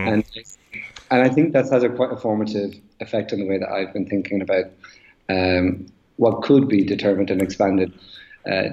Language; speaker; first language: English; native; English